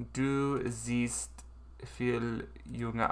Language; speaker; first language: German; non-native, learner; English